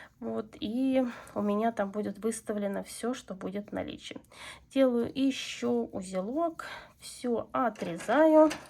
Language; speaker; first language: Russian; non-native, local second language; Latvian